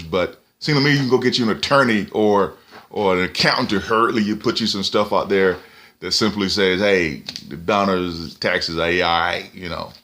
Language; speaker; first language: English; native; English